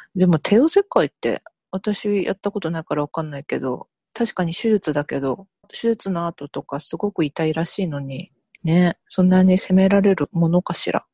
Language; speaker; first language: Japanese; early bilingual, other home language; Korean